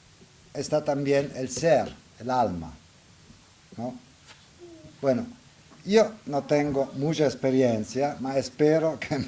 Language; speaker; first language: Spanish; non-native, learner; Italian